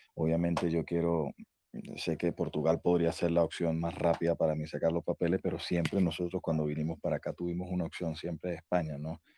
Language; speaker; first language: Spanish; native; Spanish